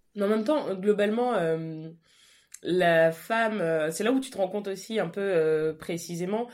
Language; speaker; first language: French; native; French